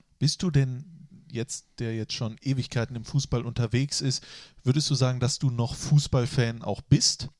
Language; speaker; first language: German; native; German